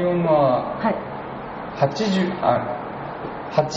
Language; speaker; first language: Japanese; non-native, learner; Korean